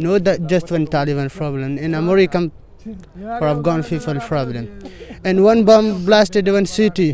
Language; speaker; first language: English; non-native, learner; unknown